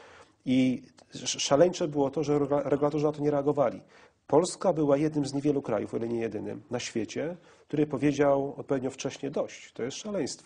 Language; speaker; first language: Polish; native; Polish